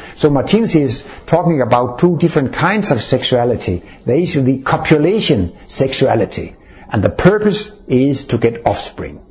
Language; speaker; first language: English; non-native, fluent; Danish